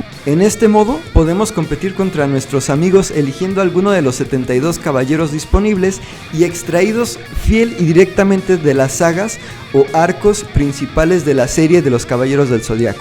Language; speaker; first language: Spanish; native; Spanish